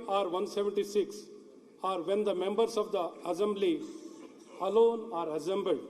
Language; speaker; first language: English; non-native, local second language; Kannada